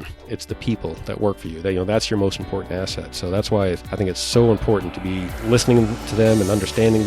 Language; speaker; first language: English; native; English